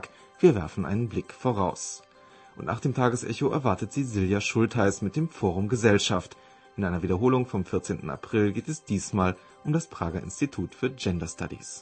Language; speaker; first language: German; native; German